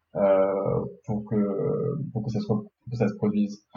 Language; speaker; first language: French; non-native, local second language; Arabic